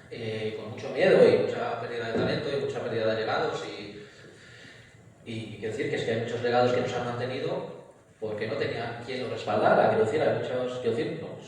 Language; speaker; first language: Spanish; native; Spanish